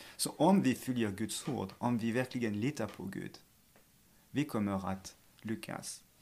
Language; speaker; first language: Swedish; non-native, fluent; French